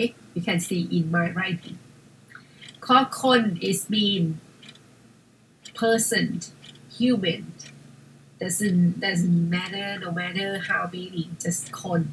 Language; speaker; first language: English; non-native, fluent; Thai